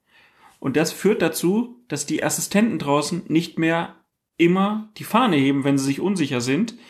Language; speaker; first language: German; native; German